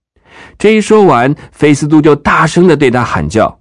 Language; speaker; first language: Chinese; native; Chinese